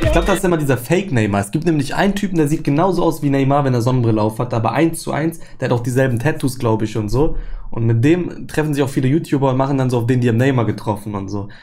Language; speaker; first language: German; native; German